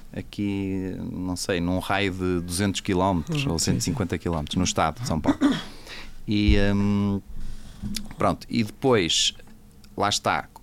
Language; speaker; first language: Portuguese; native; Portuguese